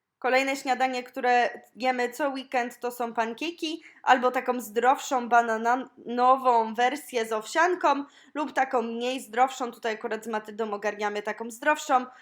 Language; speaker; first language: Polish; native; Polish